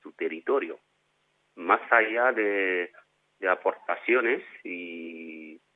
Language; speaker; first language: Spanish; non-native, fluent; French